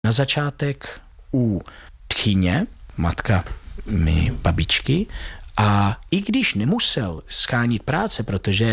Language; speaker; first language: Czech; non-native, fluent; Italian